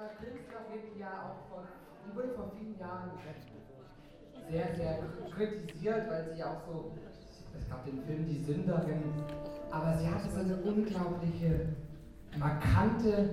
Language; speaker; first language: German; native; German